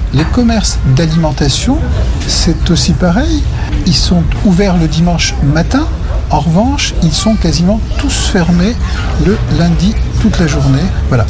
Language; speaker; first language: French; native; French